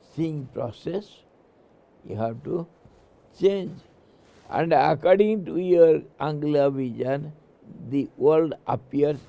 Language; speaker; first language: English; non-native, local second language; Hindi